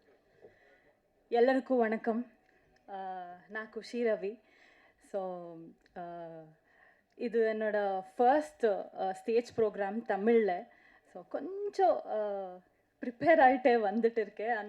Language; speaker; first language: Tamil; non-native, learner; Kannada